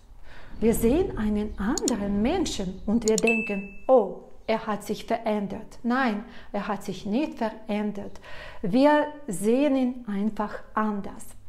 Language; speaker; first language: German; non-native, fluent; Russian